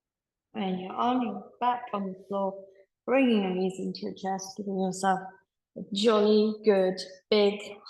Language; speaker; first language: English; native; English